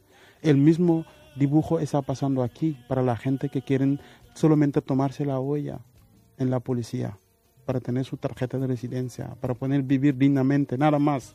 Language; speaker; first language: Spanish; non-native, fluent; Wolof